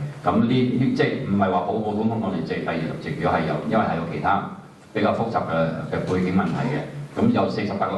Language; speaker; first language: Cantonese; native; Cantonese